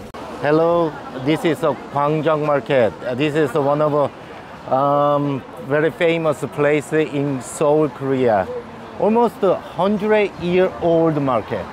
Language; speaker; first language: English; non-native, learner; Korean